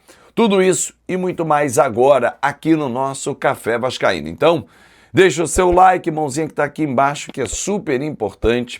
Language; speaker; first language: Portuguese; native; Portuguese